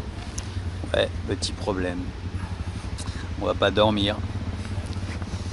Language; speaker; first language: French; native; French